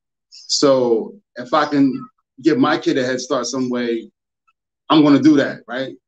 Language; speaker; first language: English; native; English